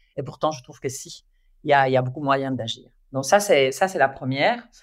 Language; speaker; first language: French; non-native, fluent; Spanish